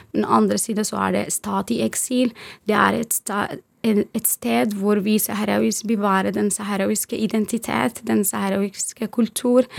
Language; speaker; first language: Norwegian; non-native, fluent; Arabic